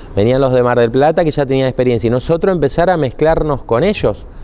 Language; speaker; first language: Spanish; native; Spanish